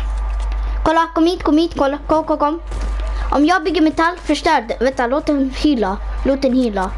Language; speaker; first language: Swedish; early bilingual, other home language; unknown